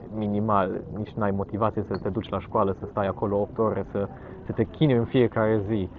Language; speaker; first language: Romanian; non-native, fluent; German